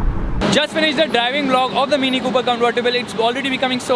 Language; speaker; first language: English; non-native, local second language; Hindi